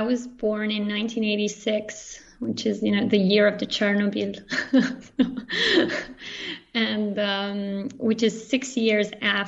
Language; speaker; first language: English; non-native, fluent; Serbian